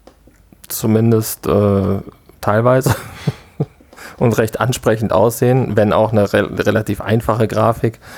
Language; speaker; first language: German; native; German